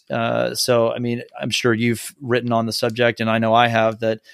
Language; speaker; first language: English; native; English